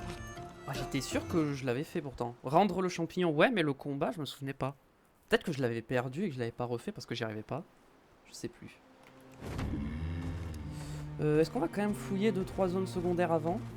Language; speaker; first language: French; native; French